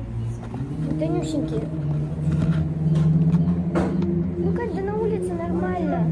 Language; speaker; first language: Russian; early bilingual, heritage; Russian